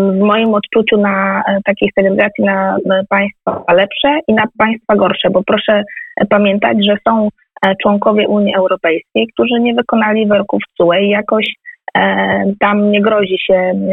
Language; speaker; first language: Polish; native; Polish